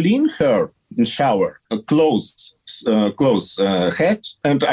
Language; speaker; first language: English; non-native, learner; Kazakh